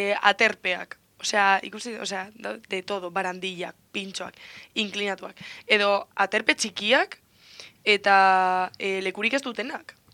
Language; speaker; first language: Basque; non-native, local second language; Spanish